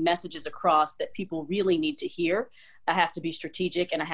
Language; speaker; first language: English; native; English